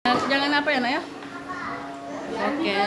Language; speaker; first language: Indonesian; native; Indonesian